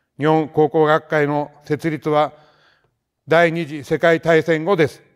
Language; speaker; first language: Japanese; native; Japanese